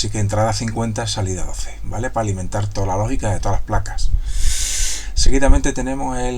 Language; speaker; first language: Spanish; native; Spanish